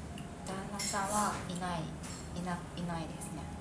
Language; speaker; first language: Japanese; native; Japanese